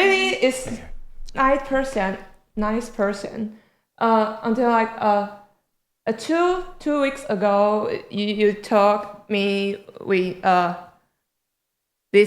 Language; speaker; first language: English; non-native, learner; Chinese